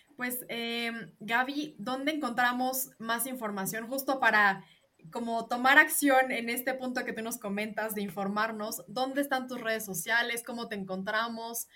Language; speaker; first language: Spanish; native; Spanish